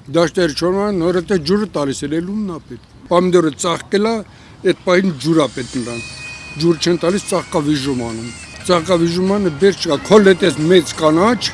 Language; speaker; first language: Armenian; native; Armenian